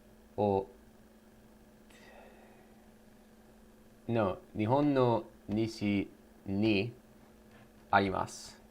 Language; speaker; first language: Japanese; non-native, learner; English